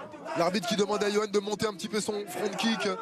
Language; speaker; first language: French; native; French